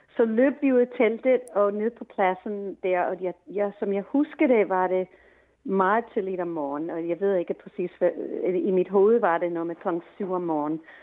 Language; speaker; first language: Danish; non-native, fluent; English